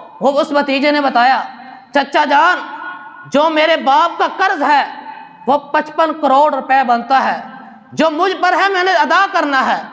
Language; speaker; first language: Urdu; non-native, local second language; Punjabi